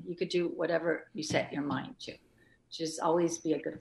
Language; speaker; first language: English; early bilingual, other home language; French